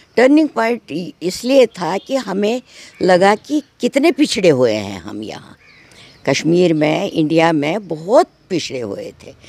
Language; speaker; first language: Urdu; non-native, local second language; Kashmiri